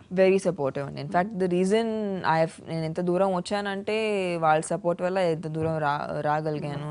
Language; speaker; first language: Telugu; non-native, fluent; Hindi